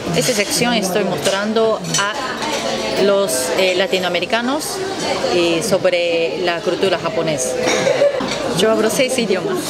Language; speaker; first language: Spanish; non-native, fluent; Japanese